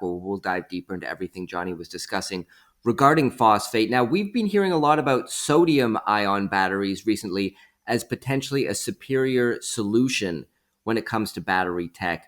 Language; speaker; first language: English; native; English